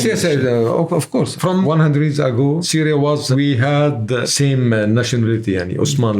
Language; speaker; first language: English; non-native, learner; Arabic